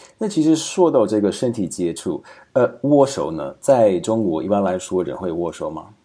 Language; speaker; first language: Chinese; non-native, fluent; Slovak